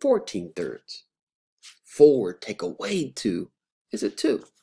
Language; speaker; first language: English; native; English